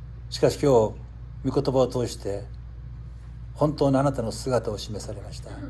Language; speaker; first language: Japanese; native; Japanese